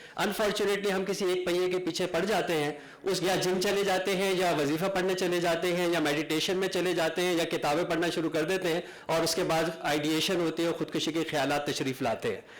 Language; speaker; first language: Urdu; native; Urdu